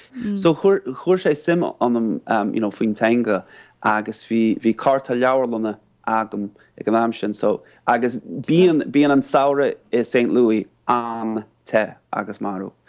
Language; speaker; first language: Irish; non-native, fluent; English